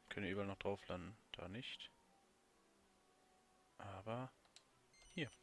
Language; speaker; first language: German; native; German